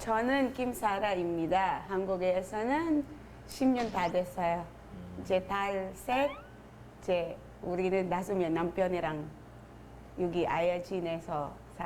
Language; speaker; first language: Korean; non-native, learner; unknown